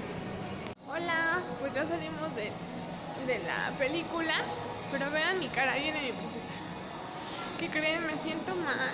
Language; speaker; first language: Spanish; native; Spanish